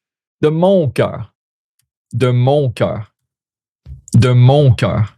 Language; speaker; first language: French; native; French